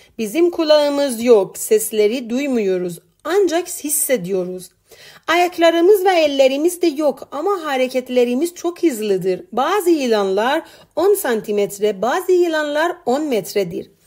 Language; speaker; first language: Turkish; non-native, fluent; Persian